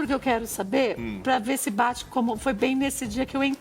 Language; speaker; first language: Portuguese; native; Portuguese